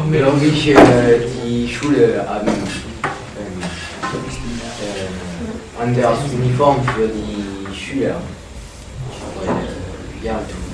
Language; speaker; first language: German; non-native, learner; French